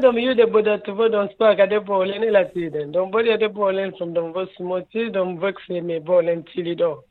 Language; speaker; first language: Swedish; non-native, learner; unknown